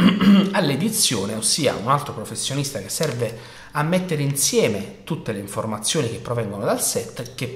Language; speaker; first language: Italian; native; Italian